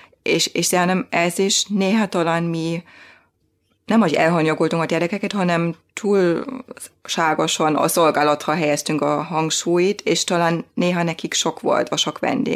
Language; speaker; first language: Hungarian; non-native, fluent; German